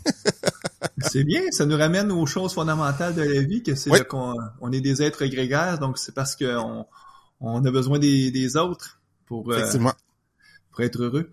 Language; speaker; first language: French; native; French